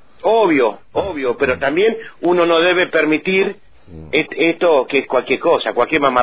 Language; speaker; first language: Spanish; native; Spanish